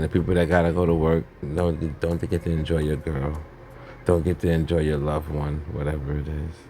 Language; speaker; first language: English; native; English